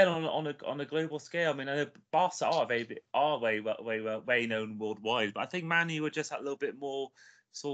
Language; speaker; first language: English; native; English